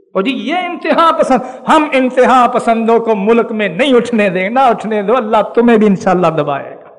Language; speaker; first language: Urdu; non-native, local second language; Punjabi